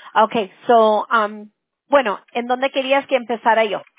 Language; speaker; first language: Spanish; early bilingual, other home language; English